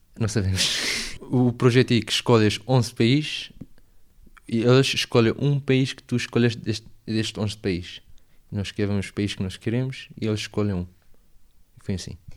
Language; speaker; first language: Portuguese; non-native, learner; Arabic